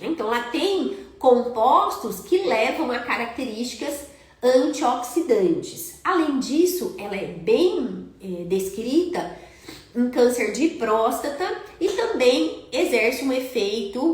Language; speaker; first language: Portuguese; native; Portuguese